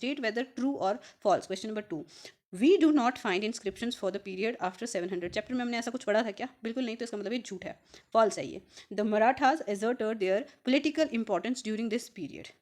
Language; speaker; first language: Hindi; native; Hindi